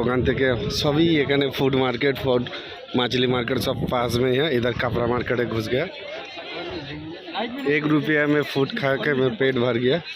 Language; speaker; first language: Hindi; non-native, local second language; Bangla